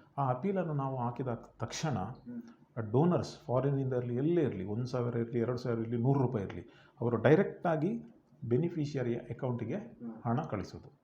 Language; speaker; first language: Kannada; non-native, local second language; Konkani